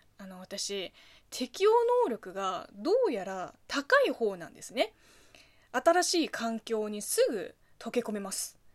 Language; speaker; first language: Japanese; non-native, fluent; Chinese